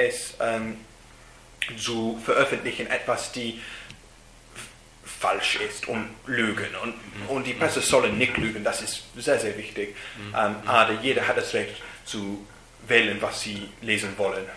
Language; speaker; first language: German; non-native, learner; English